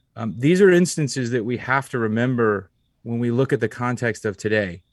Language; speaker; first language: English; native; English